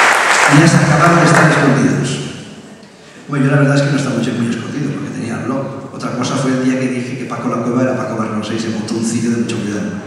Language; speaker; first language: Spanish; native; Spanish